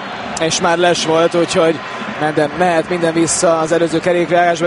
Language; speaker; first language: Hungarian; native; Hungarian